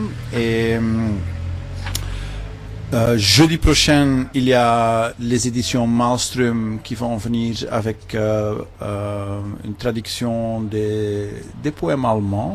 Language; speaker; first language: French; non-native, local second language; Dutch